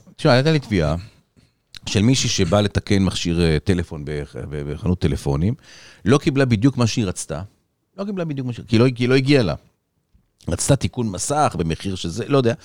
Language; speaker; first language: Hebrew; native; Hebrew